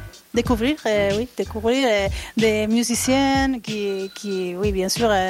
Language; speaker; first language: French; non-native, learner; Spanish